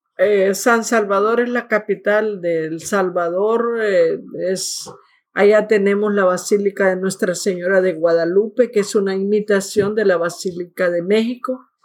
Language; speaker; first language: Spanish; native; Spanish